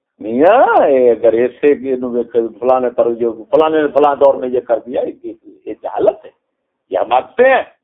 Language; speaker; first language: Urdu; non-native, local second language; Punjabi